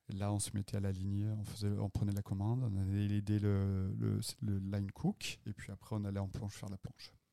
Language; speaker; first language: French; native; French